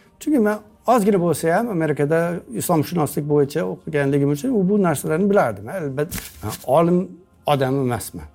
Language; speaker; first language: Uzbek; non-native, fluent; English